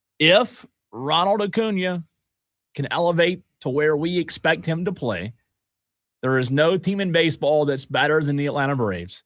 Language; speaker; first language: English; native; English